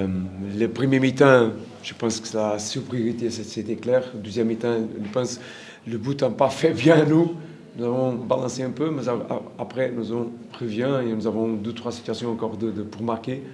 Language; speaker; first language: French; non-native, learner; Portuguese